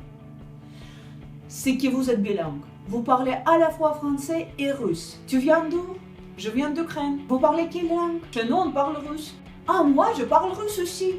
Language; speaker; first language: French; non-native, fluent; Ukrainian